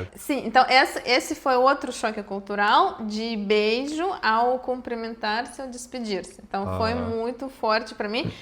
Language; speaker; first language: Portuguese; non-native, fluent; Russian